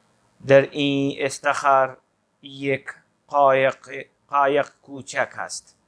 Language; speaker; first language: Persian; non-native, fluent; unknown